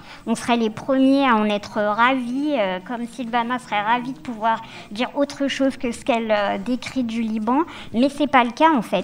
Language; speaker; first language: French; native; French